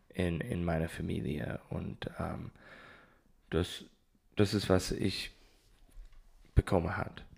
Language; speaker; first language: German; non-native, learner; English